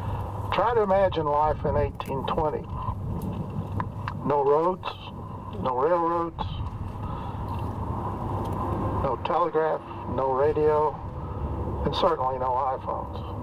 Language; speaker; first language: English; native; English